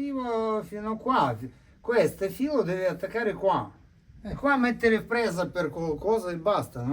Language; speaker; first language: Italian; non-native, learner; Russian